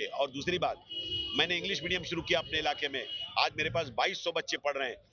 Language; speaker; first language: Hindi; native; Hindi